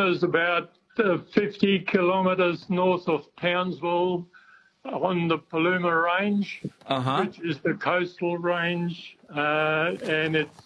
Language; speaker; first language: English; non-native, fluent; German